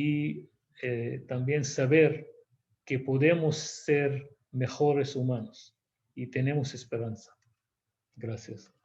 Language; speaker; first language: Spanish; non-native, fluent; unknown